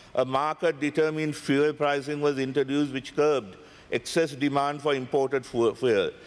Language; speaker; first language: English; non-native, local second language; Sinhala